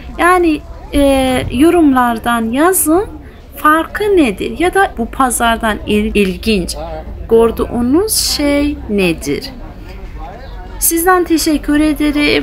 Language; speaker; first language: Turkish; early bilingual, heritage; Turkish